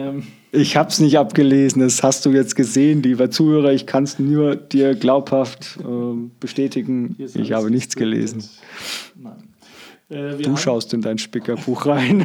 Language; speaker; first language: German; native; German